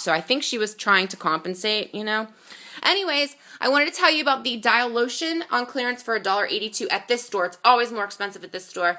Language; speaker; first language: English; native; English